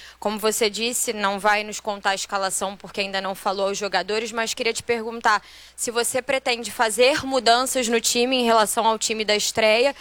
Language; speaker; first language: Portuguese; native; Portuguese